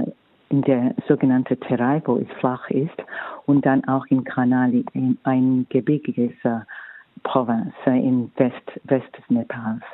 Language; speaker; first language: German; non-native, fluent; English